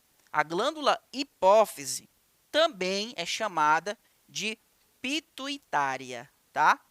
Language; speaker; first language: Portuguese; native; Portuguese